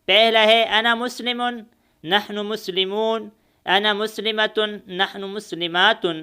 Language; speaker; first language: Arabic; non-native, fluent; Urdu